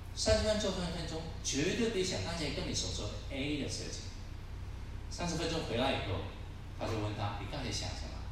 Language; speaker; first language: Chinese; non-native, local second language; Cantonese